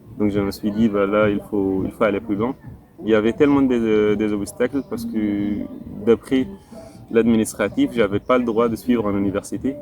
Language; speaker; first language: French; non-native, fluent; Arabic